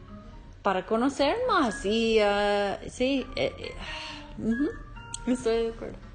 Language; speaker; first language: Spanish; non-native, learner; English